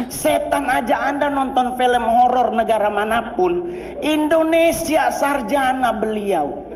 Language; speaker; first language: Indonesian; native; Indonesian